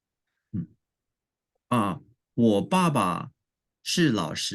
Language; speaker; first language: Chinese; non-native, learner; English